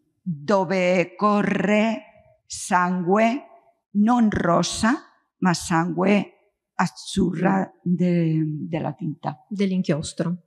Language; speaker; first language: Italian; non-native, learner; Spanish